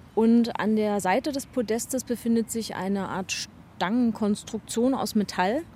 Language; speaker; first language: German; native; German